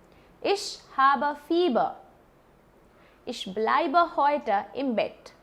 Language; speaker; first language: German; non-native, fluent; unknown